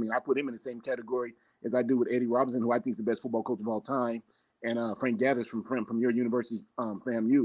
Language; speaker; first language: English; native; English